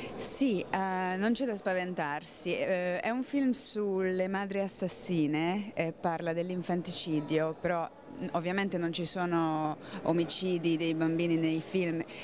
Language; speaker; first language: Italian; non-native, fluent; Hungarian